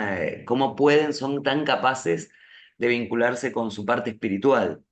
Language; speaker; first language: Spanish; native; Spanish